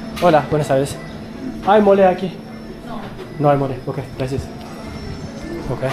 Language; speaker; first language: Spanish; non-native, learner; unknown